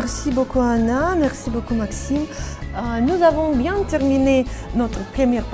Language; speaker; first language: French; non-native, learner; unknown